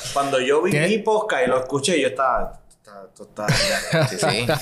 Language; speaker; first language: Spanish; native; Spanish